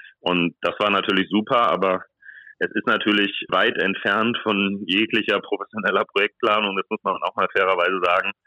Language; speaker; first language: German; native; German